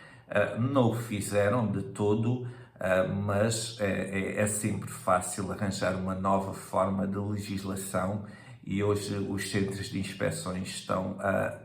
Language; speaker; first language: Portuguese; native; Portuguese